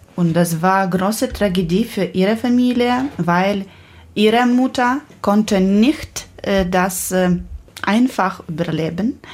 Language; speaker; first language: German; non-native, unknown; Ukrainian